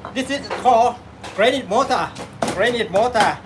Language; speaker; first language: English; non-native, learner; Thai